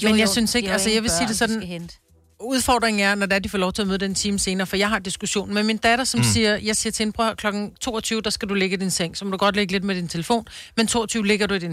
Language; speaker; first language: Danish; native; Danish